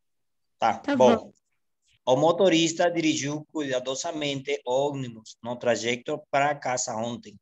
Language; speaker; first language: Portuguese; non-native, learner; Spanish